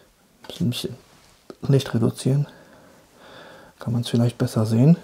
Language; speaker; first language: German; native; German